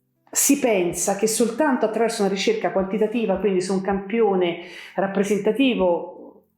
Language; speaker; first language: Italian; native; Italian